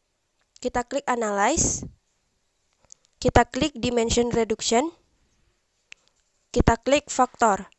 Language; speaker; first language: Indonesian; native; Indonesian